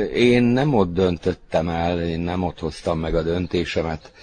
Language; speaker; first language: Hungarian; native; Hungarian